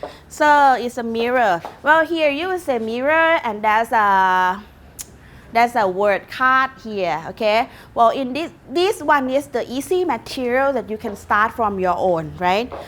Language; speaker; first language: English; non-native, fluent; Thai